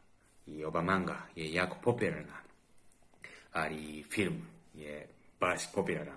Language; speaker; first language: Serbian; non-native, fluent; Japanese